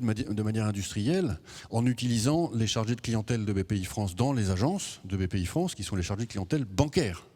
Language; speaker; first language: French; native; French